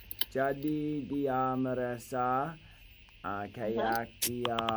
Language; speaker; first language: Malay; non-native, learner; English